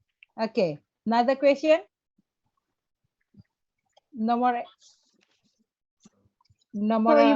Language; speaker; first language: English; non-native, fluent; Indonesian